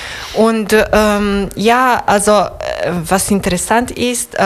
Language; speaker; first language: German; non-native, fluent; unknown